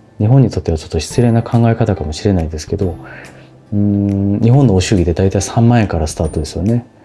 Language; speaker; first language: Japanese; non-native, fluent; Korean